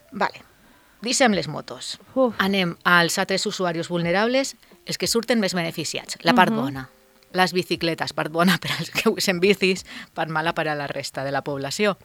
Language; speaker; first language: Catalan; non-native, local second language; Spanish